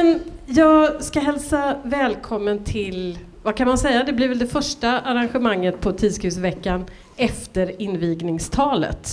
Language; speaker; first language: Swedish; native; Swedish